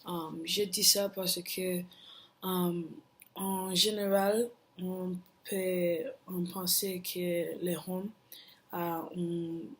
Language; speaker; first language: French; non-native, learner; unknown